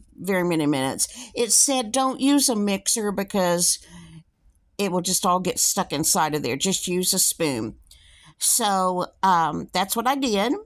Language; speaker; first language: English; native; English